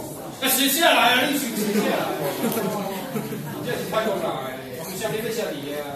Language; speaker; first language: Chinese; native; Chinese